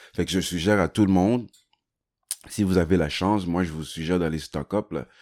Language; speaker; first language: French; native; French